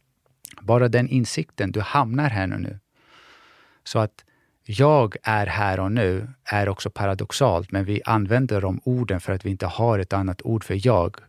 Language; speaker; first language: Swedish; early bilingual, other home language; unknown